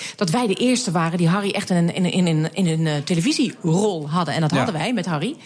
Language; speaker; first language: Dutch; native; Dutch